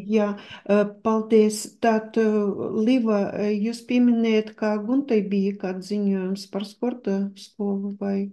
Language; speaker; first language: Latvian; non-native, local second language; Russian